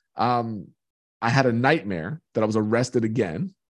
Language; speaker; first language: English; native; English